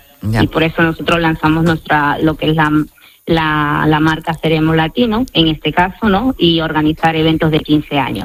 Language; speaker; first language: Spanish; native; Spanish